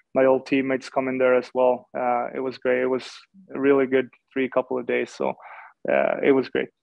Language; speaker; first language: English; non-native, fluent; Swedish